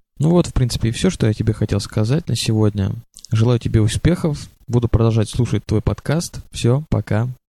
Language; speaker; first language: Russian; native; Russian